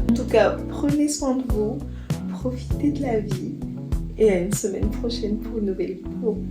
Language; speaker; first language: French; non-native, local second language; Malagasy